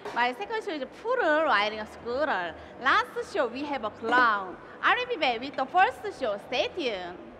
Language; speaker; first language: English; non-native, learner; Korean